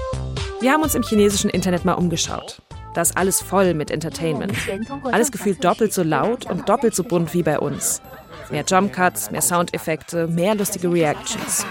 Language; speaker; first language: German; native; German